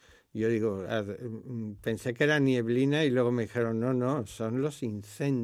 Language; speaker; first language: Spanish; native; Spanish